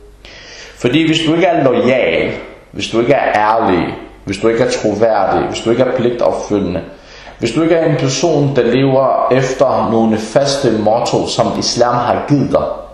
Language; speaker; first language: Danish; early bilingual, other home language; Arabic